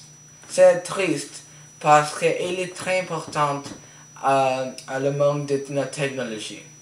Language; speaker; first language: French; non-native, learner; Spanish